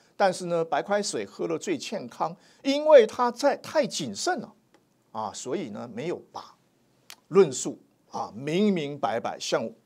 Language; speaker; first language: Chinese; native; Chinese